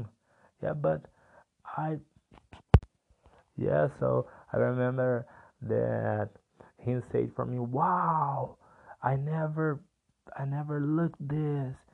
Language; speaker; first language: English; non-native, learner; Portuguese